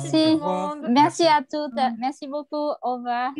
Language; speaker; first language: French; non-native, fluent; Vietnamese